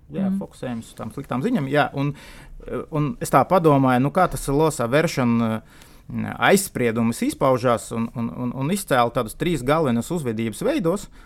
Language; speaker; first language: Latvian; non-native, local second language; Russian